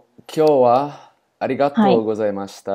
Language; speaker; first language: Japanese; non-native, learner; English